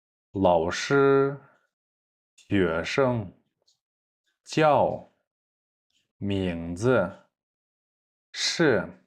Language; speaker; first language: Chinese; non-native, fluent; Kyrgyz